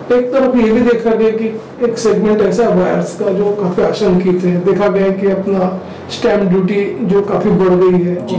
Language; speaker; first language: Hindi; non-native, local second language; Marathi